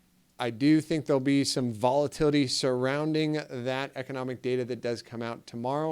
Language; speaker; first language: English; native; English